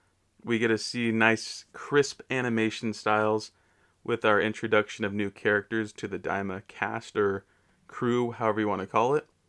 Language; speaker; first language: English; native; English